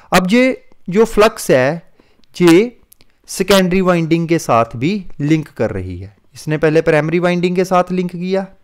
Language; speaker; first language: Hindi; non-native, local second language; Punjabi